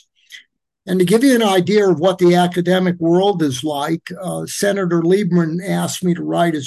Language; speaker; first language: English; native; English